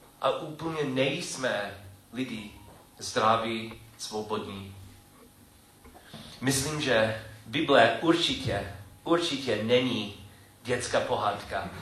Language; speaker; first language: Czech; non-native, learner; English